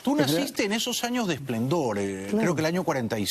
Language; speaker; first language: Spanish; native; Spanish